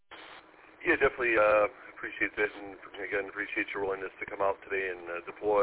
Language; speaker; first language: English; native; English